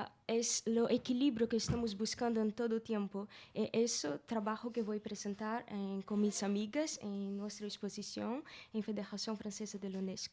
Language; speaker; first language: Spanish; non-native, learner; Portuguese